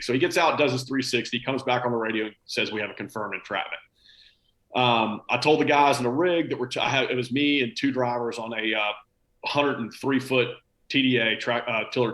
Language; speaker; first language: English; native; English